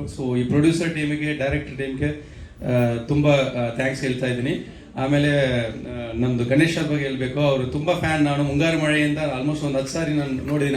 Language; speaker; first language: Kannada; non-native, learner; Tamil